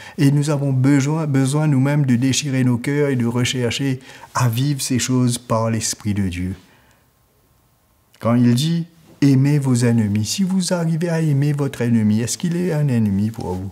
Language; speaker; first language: French; native; French